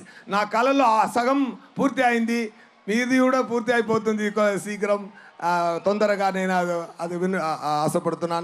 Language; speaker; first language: Telugu; non-native, local second language; Tamil